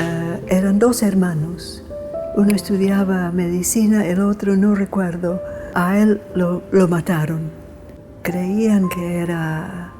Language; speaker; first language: Spanish; non-native, fluent; English